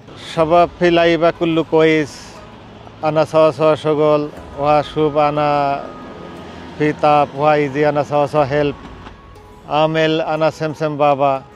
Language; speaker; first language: Arabic; non-native, learner; Urdu